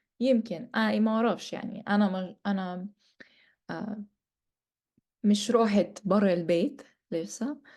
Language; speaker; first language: Egyptian Arabic; non-native, learner; English